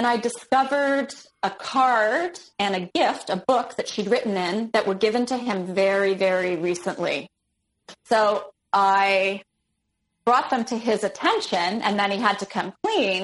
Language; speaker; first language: English; native; English